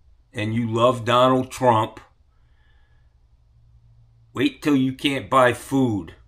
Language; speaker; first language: English; native; English